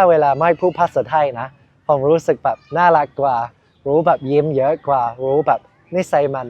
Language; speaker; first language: Thai; non-native, learner; English